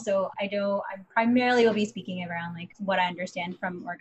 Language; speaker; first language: English; native; English